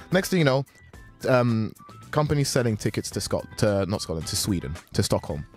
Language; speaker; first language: English; native; English